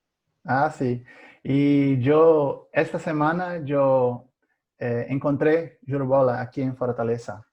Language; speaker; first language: Spanish; non-native, fluent; Portuguese